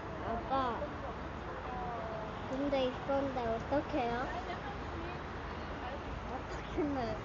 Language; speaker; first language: Korean; native; Korean